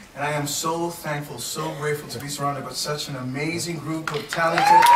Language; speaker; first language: English; non-native, local second language; Spanish